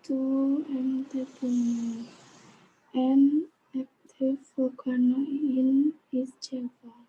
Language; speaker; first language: English; non-native, learner; Indonesian